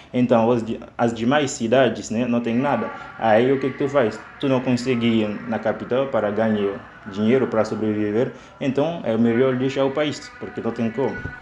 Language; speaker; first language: Portuguese; non-native, fluent; Haitian Creole